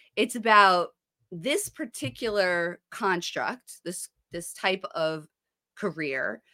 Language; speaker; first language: English; native; English